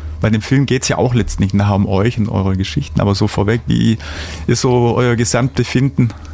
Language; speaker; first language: German; native; German